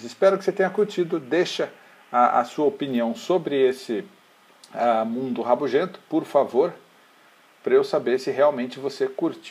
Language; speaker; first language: Portuguese; native; Portuguese